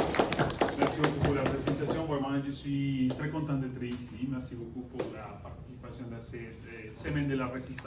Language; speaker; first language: French; non-native, fluent; Spanish